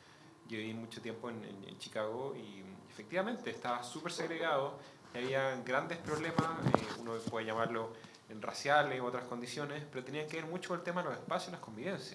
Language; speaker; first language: Spanish; native; Spanish